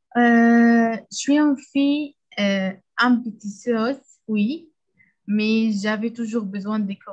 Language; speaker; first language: French; non-native, learner; Arabic